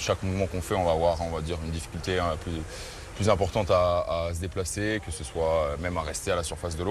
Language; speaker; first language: French; native; French